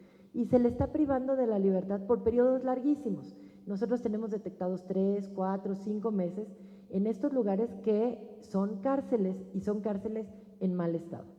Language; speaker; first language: Spanish; native; Spanish